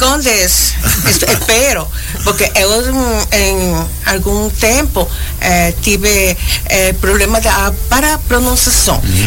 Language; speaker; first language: Portuguese; non-native, learner; Spanish